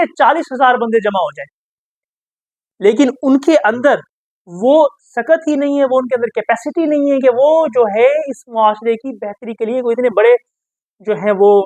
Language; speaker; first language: Urdu; native; Urdu